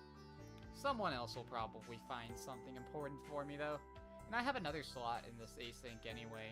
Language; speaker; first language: English; native; English